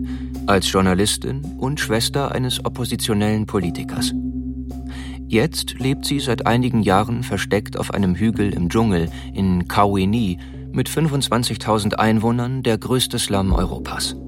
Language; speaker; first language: German; native; German